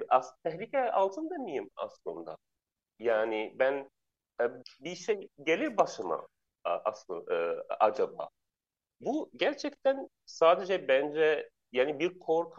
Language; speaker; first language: Turkish; non-native, learner; Arabic